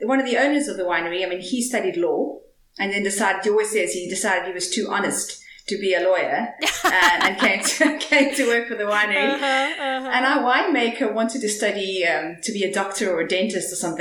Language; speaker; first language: English; native; English